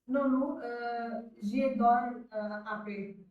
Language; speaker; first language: French; non-native, learner; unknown